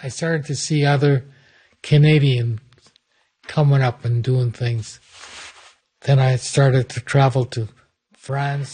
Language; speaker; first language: English; native; English